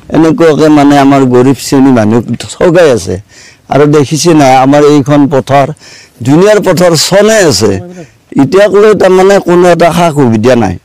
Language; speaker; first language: Assamese; native; Assamese